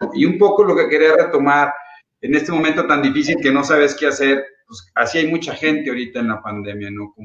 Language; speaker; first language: Spanish; native; Spanish